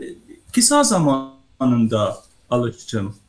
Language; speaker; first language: Turkish; non-native, learner; Persian